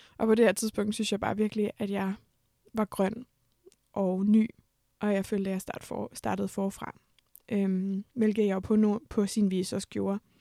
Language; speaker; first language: Danish; native; Danish